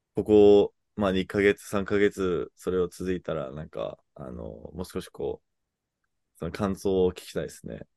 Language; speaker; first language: Japanese; native; Japanese